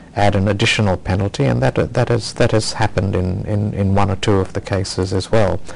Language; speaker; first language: English; native; English